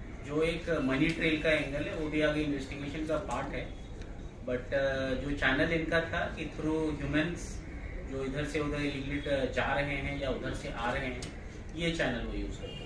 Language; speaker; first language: Hindi; native; Hindi